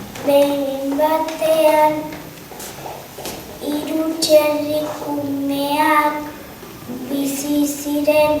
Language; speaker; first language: Basque; non-native, local second language; Spanish